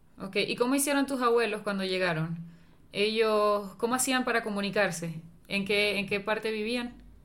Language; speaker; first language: Spanish; native; Spanish